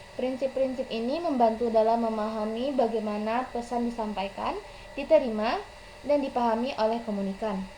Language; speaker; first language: Indonesian; non-native, local second language; Minangkabau